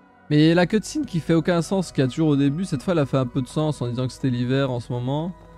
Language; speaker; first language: French; native; French